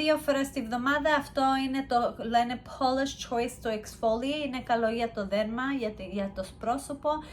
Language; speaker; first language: Greek; early bilingual, heritage; Greek